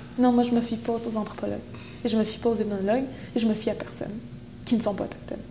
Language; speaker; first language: French; non-native, local second language; Innu-aimun